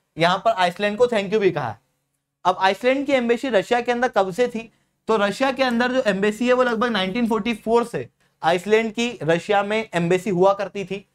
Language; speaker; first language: Hindi; native; Hindi